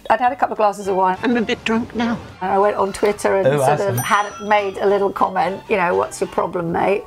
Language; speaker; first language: English; native; English